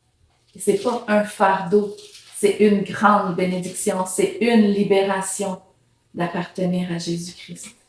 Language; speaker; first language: French; native; French